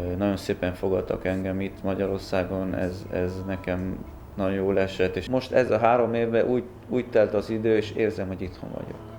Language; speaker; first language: Hungarian; early bilingual, heritage; Hungarian